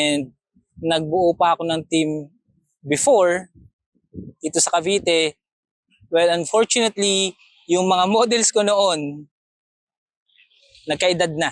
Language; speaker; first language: Filipino; native; Filipino